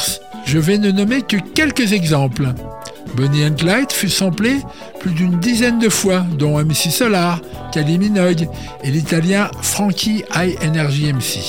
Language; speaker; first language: French; native; French